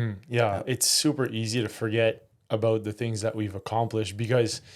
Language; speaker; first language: English; native; English